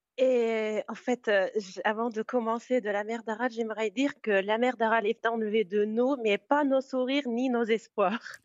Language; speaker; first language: French; non-native, fluent; Uzbek